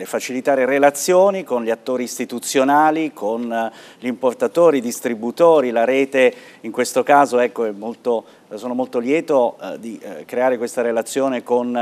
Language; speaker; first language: Italian; native; Italian